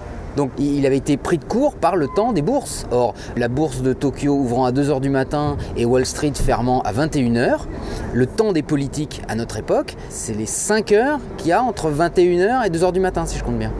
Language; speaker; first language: French; native; French